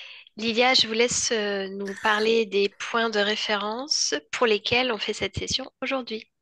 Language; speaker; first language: French; native; French